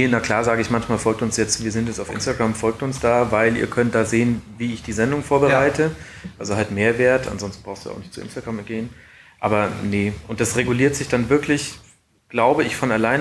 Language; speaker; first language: German; native; German